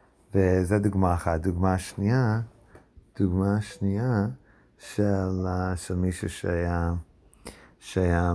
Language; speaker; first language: Hebrew; non-native, fluent; English